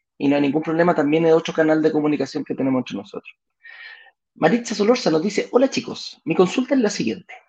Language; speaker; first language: Spanish; native; Spanish